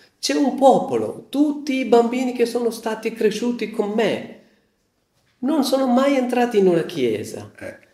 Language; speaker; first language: Italian; non-native, fluent; Malayalam